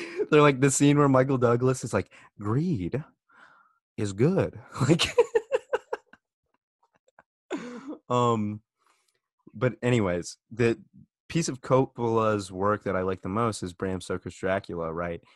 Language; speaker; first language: English; native; English